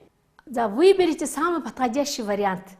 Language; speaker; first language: Russian; non-native, fluent; Mongolian